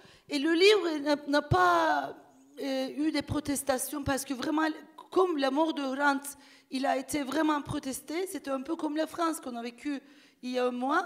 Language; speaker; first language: French; non-native, fluent; Turkish